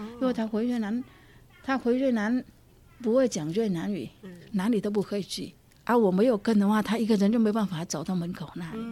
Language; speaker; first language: Chinese; non-native, fluent; Vietnamese